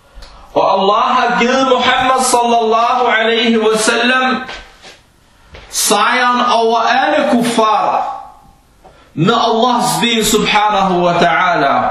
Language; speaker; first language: Danish; early bilingual, other home language; Arabic